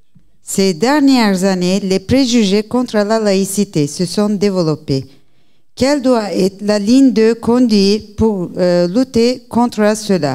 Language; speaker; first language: French; non-native, learner; Turkish